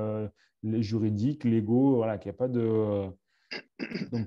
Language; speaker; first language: French; native; French